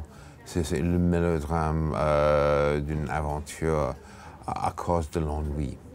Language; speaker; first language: French; non-native, fluent; English